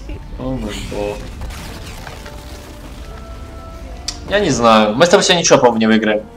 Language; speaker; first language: Russian; native; Russian